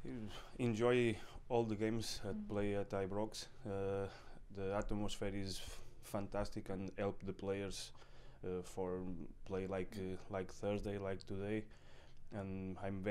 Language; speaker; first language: English; non-native, learner; Portuguese